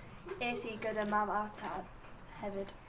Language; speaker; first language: Welsh; non-native, learner; English